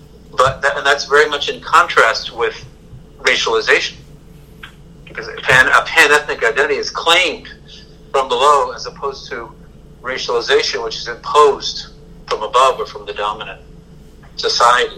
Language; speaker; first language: English; native; English